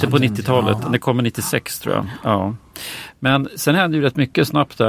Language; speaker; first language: Swedish; native; Swedish